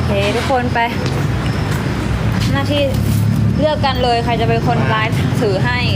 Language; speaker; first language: Thai; early bilingual, heritage; Thai